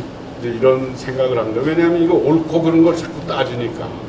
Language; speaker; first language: Korean; native; Korean